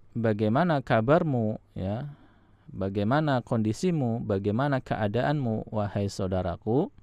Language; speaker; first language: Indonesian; native; Indonesian